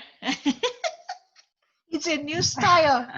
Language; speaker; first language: English; non-native, fluent; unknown